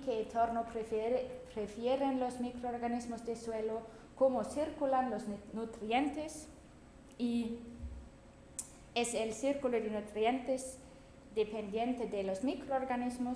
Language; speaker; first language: Spanish; non-native, fluent; German